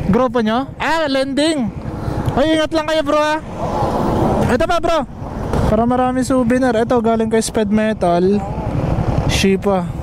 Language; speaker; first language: Filipino; non-native, local second language; Bikol